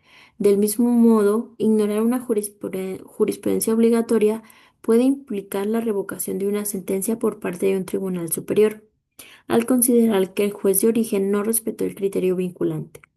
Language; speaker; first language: Spanish; native; Spanish